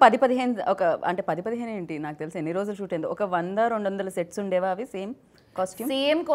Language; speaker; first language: Telugu; native; Telugu